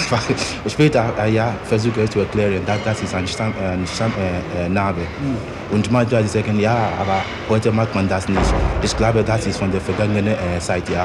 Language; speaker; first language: German; non-native, learner; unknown